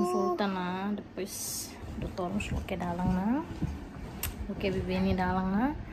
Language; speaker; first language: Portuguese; non-native, local second language; Tetum